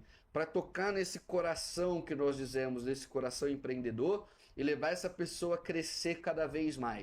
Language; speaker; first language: Portuguese; native; Portuguese